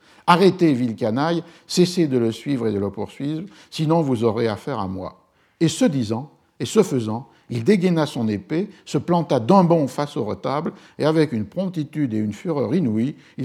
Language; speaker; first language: French; native; French